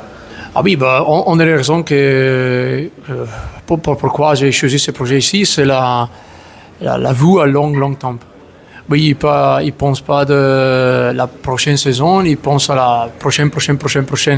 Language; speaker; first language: French; non-native, learner; Italian